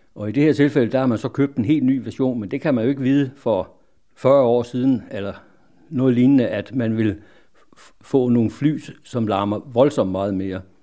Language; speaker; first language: Danish; native; Danish